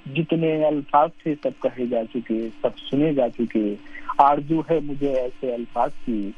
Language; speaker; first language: Urdu; native; Urdu